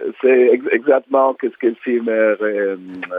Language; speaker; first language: French; non-native, learner; Italian